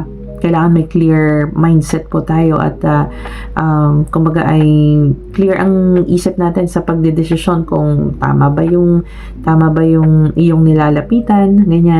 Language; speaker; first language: Filipino; native; Filipino